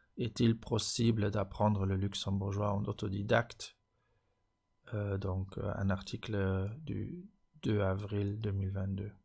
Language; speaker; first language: French; non-native, local second language; Luxembourgish